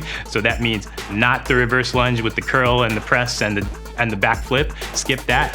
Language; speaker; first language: English; native; English